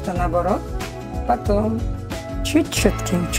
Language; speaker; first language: Russian; non-native, local second language; Turkish